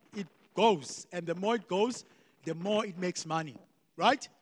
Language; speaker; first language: English; non-native, local second language; Xhosa